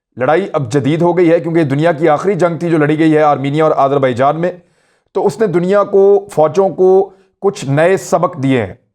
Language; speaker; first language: Urdu; non-native, local second language; Punjabi